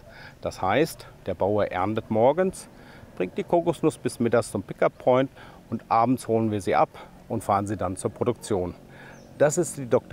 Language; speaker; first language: German; native; German